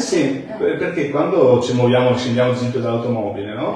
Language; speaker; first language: Italian; native; Italian